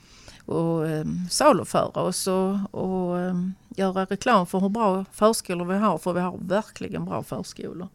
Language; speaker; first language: Swedish; native; Swedish